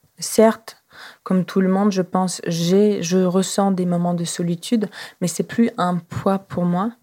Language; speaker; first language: French; non-native, fluent; Russian